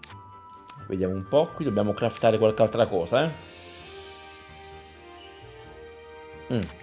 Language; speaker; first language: Italian; native; Italian